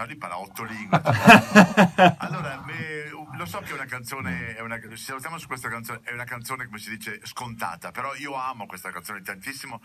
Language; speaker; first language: Italian; native; Italian